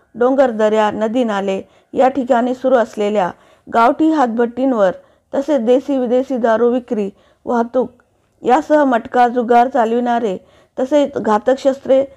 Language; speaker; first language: Marathi; non-native, local second language; Urdu